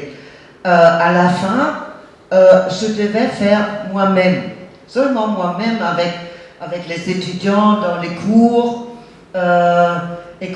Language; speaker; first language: French; non-native, fluent; German